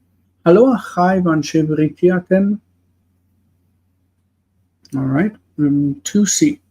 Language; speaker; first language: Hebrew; non-native, fluent; English